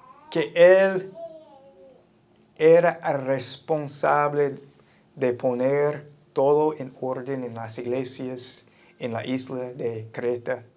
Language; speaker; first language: Spanish; non-native, fluent; English